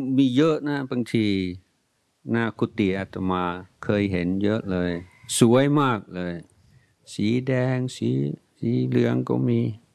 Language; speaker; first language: Thai; non-native, fluent; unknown